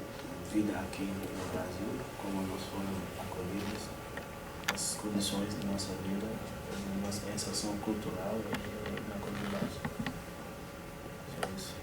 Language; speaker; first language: Portuguese; non-native, fluent; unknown